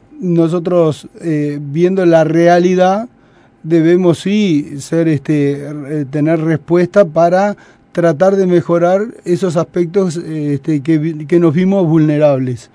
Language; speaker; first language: Spanish; native; Spanish